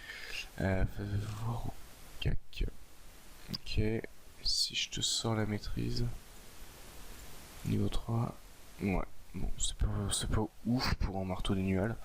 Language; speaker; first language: French; native; French